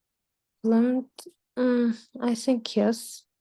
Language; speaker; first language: English; non-native, learner; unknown